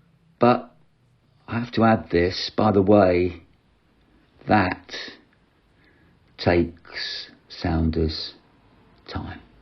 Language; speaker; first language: English; native; English